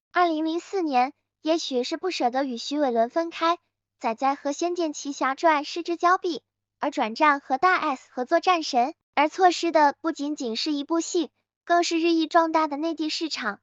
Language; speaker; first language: Chinese; native; Chinese